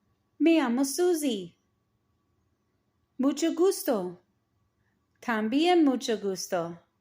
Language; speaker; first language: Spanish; non-native, learner; English